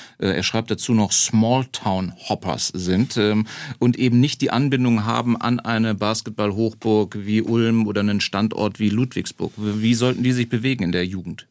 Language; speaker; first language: German; native; German